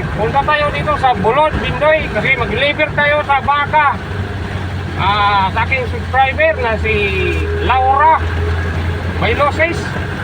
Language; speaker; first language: Filipino; non-native, local second language; Hiligaynon